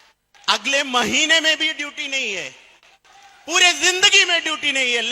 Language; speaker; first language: Hindi; non-native, fluent; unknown